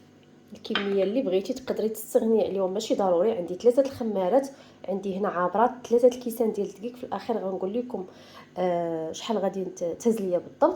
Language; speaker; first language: Arabic; native; Arabic